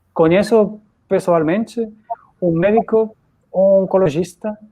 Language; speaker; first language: Portuguese; non-native, fluent; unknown